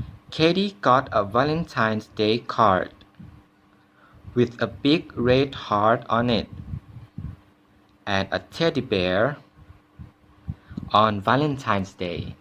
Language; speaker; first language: English; non-native, fluent; Thai